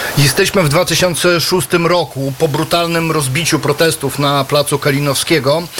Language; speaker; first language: Polish; native; Polish